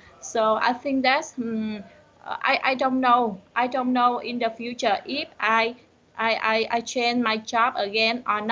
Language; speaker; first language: English; non-native, learner; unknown